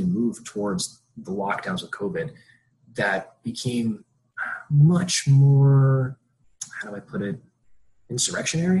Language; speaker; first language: English; native; English